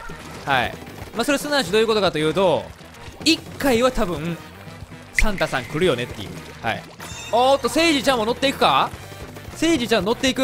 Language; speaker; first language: Japanese; native; Japanese